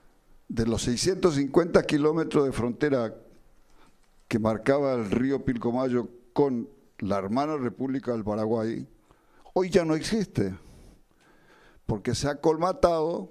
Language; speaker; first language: Spanish; native; Spanish